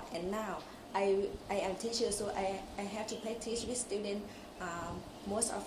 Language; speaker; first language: English; non-native, local second language; Thai